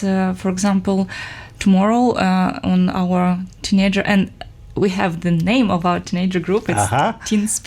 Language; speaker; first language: English; non-native, fluent; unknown